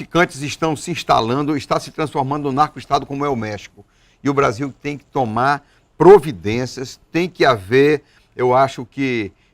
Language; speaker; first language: Portuguese; native; Portuguese